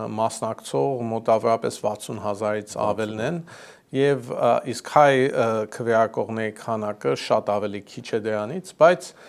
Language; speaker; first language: Armenian; early bilingual, heritage; Armenian